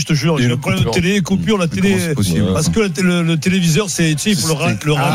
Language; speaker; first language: French; native; French